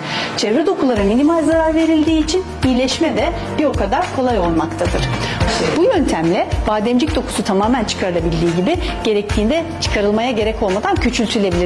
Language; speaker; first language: Turkish; native; Turkish